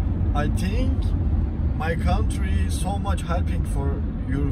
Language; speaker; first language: English; non-native, learner; Turkish